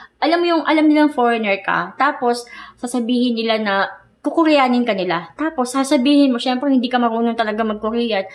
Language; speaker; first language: Filipino; native; Filipino